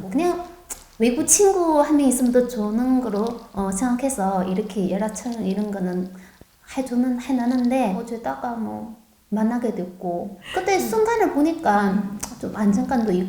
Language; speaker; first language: Korean; non-native, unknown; Chinese